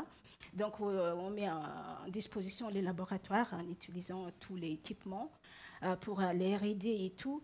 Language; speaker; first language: French; non-native, local second language; Malagasy